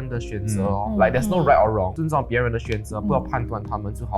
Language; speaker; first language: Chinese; non-native, local second language; English